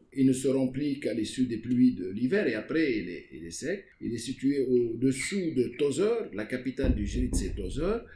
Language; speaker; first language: French; non-native, local second language; Arabic